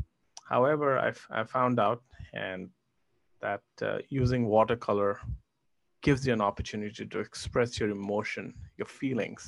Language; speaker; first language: English; non-native, local second language; Hindi